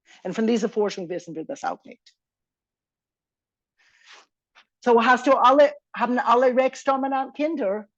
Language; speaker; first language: German; non-native, fluent; English